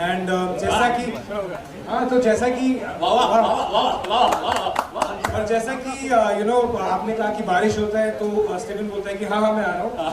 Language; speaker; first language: Hindi; native; Hindi